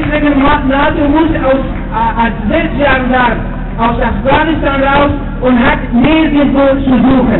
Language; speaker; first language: German; non-native, fluent; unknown